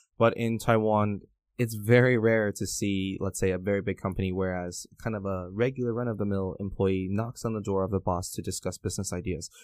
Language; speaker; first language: English; early bilingual, other home language; Chinese